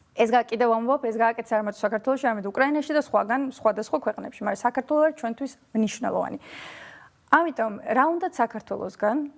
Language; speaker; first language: Georgian; early bilingual, heritage; Georgian